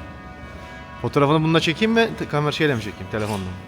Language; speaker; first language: Turkish; native; Turkish